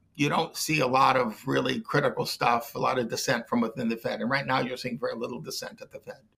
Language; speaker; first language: English; native; English